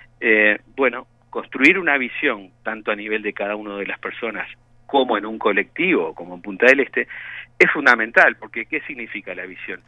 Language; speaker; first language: Spanish; native; Spanish